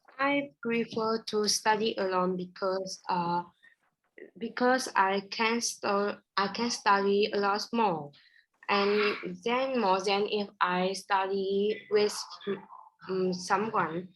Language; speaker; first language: English; non-native, learner; Vietnamese